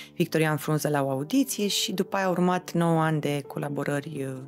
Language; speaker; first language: Romanian; native; Romanian